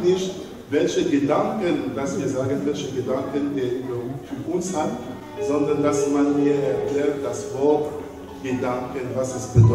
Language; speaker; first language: German; non-native, learner; French